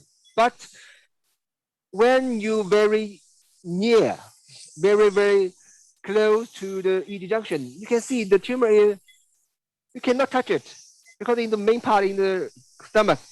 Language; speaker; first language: English; non-native, learner; Chinese